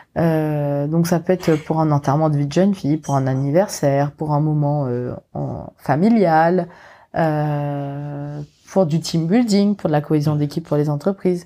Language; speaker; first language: French; non-native, local second language; Morisyen